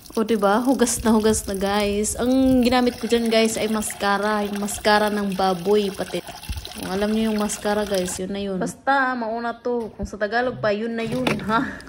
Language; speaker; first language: Filipino; non-native, local second language; Cebuano